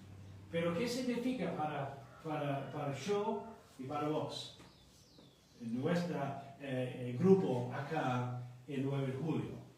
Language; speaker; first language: Spanish; non-native, fluent; English